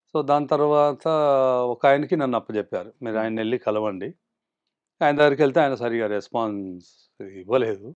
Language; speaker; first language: Telugu; native; Telugu